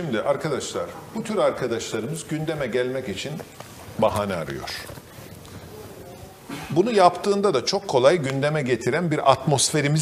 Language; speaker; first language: Turkish; native; Turkish